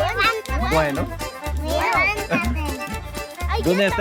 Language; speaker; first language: Spanish; non-native, learner; Korean